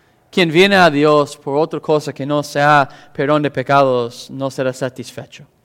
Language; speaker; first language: Spanish; non-native, fluent; English